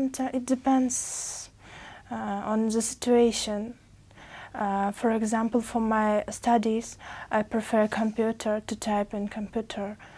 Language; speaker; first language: English; non-native, fluent; Uzbek